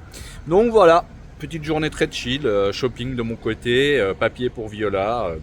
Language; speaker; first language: French; native; French